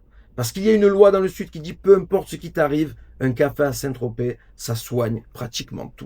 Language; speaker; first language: French; native; French